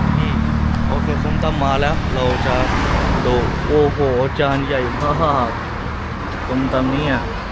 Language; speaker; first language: Thai; non-native, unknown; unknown